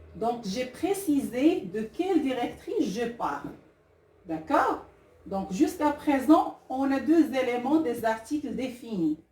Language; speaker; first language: French; non-native, local second language; Arabic